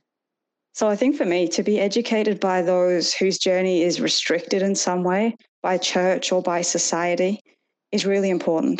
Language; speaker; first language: English; native; English